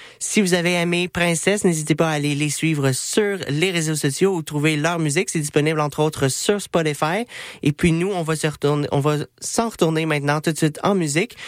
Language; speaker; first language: French; native; French